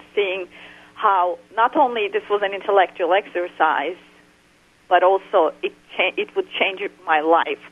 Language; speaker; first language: English; non-native, fluent; Turkish